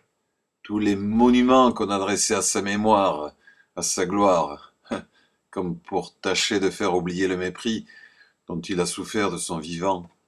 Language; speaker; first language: French; native; French